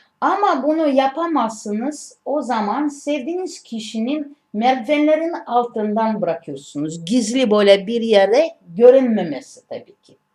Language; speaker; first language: Turkish; non-native, learner; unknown